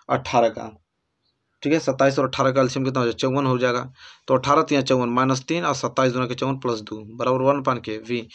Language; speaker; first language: Hindi; native; Hindi